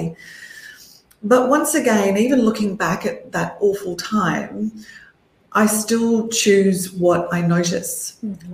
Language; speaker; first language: English; native; English